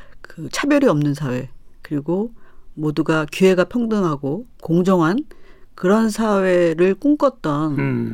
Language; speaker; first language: Korean; native; Korean